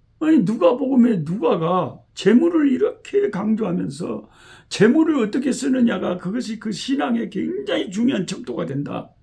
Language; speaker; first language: Korean; native; Korean